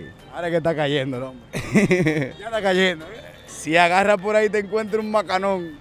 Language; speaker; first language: Spanish; native; Spanish